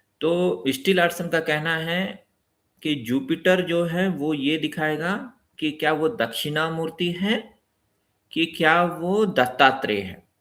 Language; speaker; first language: Hindi; non-native, local second language; Telugu